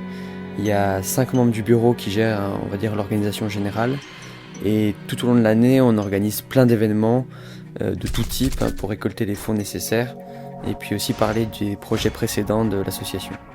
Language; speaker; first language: French; native; French